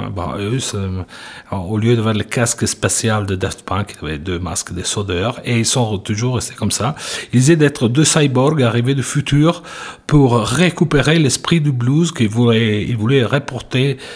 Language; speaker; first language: French; non-native, fluent; Italian